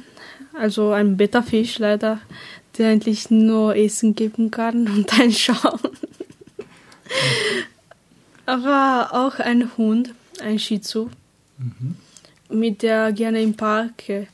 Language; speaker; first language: German; non-native, learner; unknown